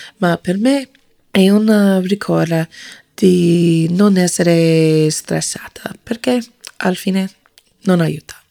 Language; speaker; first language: Italian; non-native, learner; English